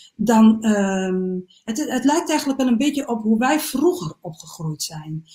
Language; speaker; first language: Dutch; native; Dutch